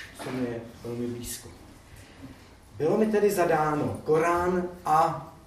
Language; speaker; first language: Czech; native; Czech